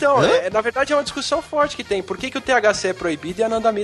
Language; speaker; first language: Portuguese; native; Portuguese